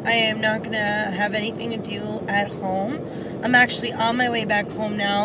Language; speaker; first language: English; native; English